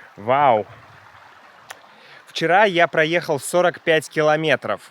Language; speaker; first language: Russian; native; Russian